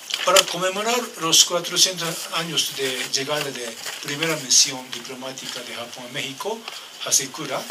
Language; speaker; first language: Spanish; non-native, learner; Japanese